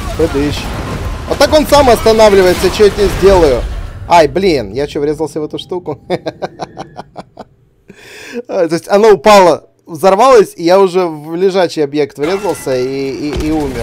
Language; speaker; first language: Russian; native; Russian